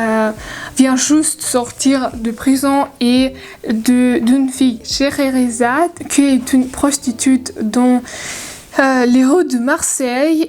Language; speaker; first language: French; non-native, learner; Russian